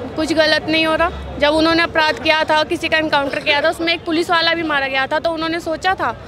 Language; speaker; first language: Hindi; native; Hindi